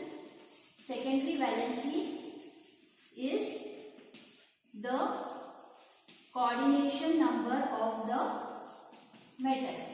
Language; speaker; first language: English; non-native, local second language; Marathi